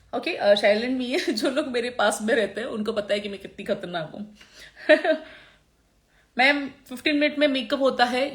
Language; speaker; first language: Hindi; non-native, local second language; Gujarati